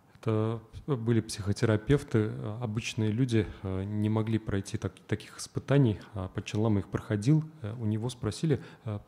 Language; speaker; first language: Russian; native; Russian